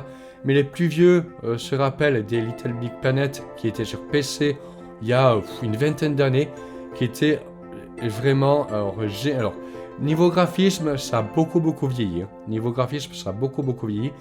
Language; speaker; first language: French; native; French